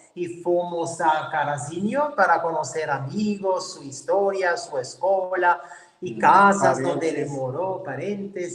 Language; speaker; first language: Portuguese; non-native, learner; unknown